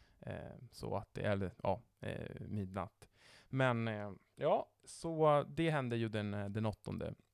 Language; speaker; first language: Swedish; non-native, fluent; Italian